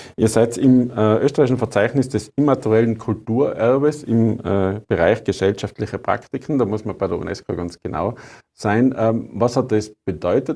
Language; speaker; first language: German; native; German